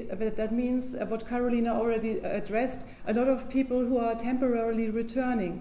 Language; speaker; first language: English; non-native, fluent; German